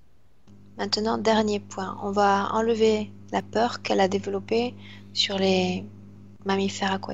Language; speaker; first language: French; native; French